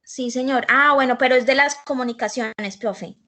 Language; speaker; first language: Spanish; native; Spanish